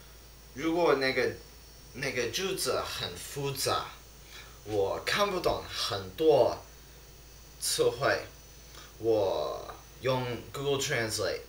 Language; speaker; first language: Chinese; non-native, learner; English